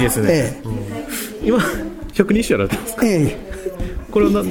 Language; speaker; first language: Japanese; native; Japanese